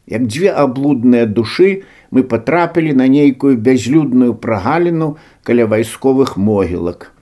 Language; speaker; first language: Belarusian; native; Belarusian